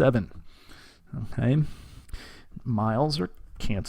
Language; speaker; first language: English; native; English